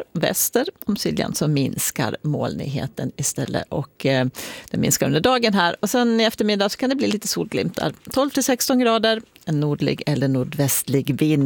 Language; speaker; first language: Swedish; native; Swedish